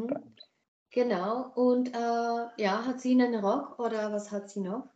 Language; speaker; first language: German; non-native, fluent; Czech